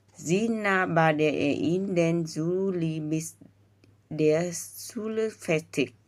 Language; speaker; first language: German; non-native, learner; Vietnamese